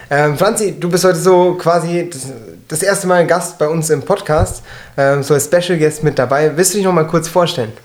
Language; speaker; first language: German; early bilingual, other home language; Turkish